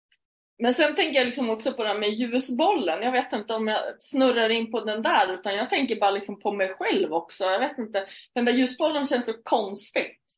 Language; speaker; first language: Swedish; native; Swedish